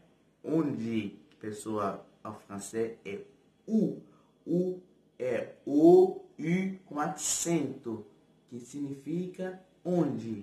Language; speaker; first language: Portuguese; non-native, fluent; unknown